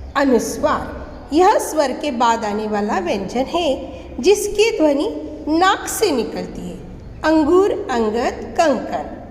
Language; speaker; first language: Hindi; non-native, local second language; Marathi